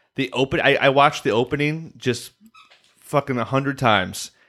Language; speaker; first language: English; native; English